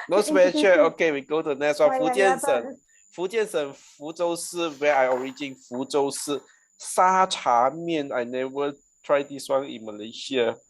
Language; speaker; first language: English; non-native, local second language; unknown